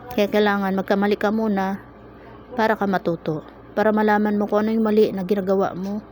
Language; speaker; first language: Filipino; non-native, local second language; Cebuano